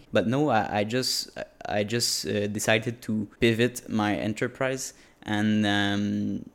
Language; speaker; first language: English; non-native, fluent; French